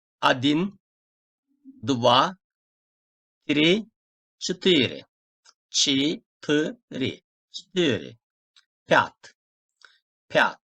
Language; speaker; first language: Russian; non-native, fluent; Turkish